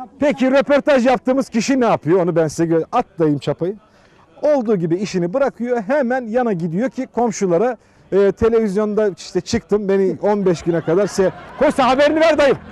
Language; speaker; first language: Turkish; native; Turkish